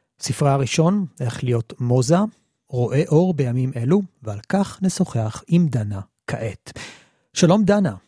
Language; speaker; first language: Hebrew; native; Hebrew